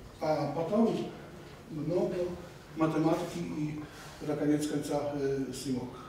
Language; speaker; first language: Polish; non-native, learner; Russian